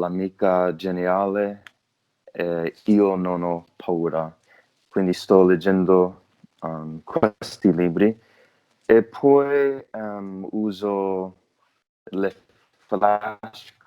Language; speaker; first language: Italian; non-native, learner; English